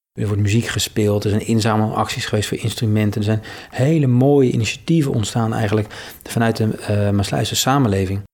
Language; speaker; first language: Dutch; native; Dutch